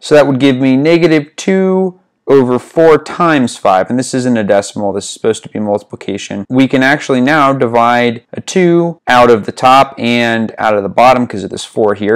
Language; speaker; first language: English; native; English